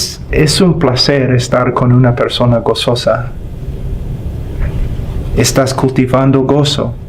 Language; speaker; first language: Spanish; non-native, fluent; English